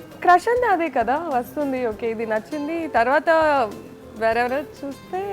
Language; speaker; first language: Telugu; non-native, local second language; Kannada